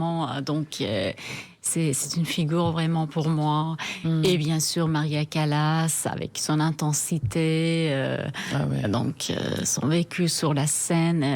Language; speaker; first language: French; non-native, fluent; Persian